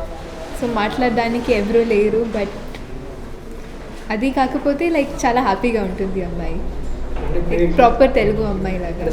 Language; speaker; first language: Telugu; non-native, local second language; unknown